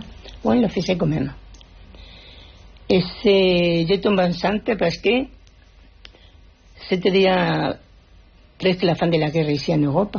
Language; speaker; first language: French; non-native, fluent; Spanish